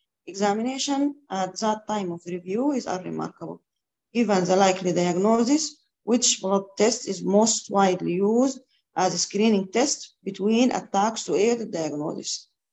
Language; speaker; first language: English; non-native, fluent; Arabic